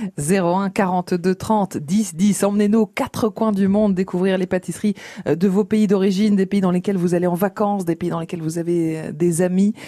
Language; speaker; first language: French; native; French